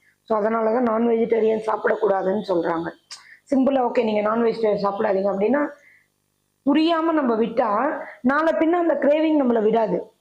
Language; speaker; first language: Tamil; native; Tamil